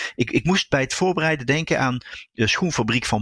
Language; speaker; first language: Dutch; native; Dutch